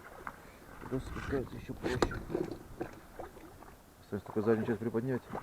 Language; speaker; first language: Russian; native; Russian